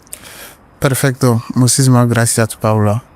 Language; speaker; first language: Spanish; non-native, learner; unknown